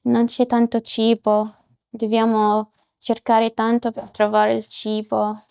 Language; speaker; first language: Italian; non-native, learner; Arabic